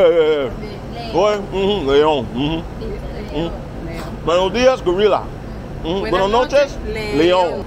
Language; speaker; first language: Spanish; non-native, learner; English